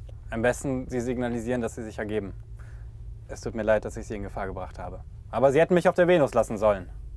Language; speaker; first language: German; native; German